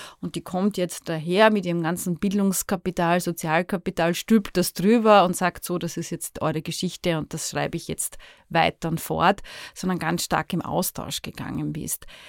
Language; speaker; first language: German; native; German